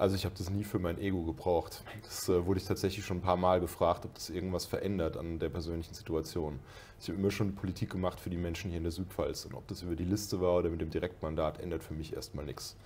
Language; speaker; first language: German; native; German